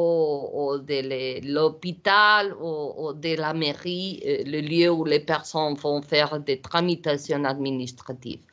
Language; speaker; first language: French; non-native, learner; Portuguese